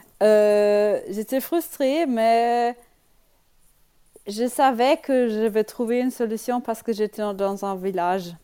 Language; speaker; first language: French; non-native, learner; German